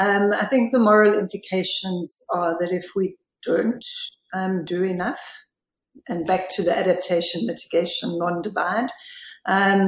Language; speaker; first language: English; native; English